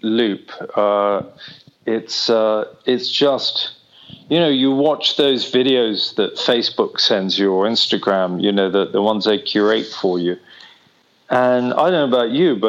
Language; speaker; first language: English; native; English